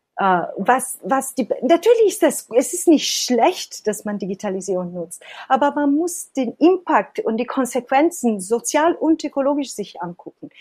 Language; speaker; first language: German; non-native, fluent; Italian